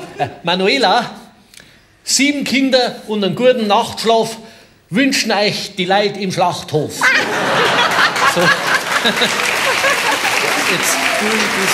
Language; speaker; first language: German; native; German